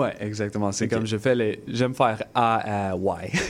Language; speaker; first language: French; non-native, local second language; English